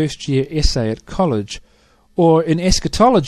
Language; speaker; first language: English; native; English